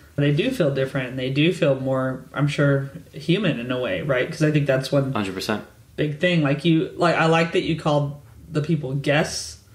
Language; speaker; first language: English; native; English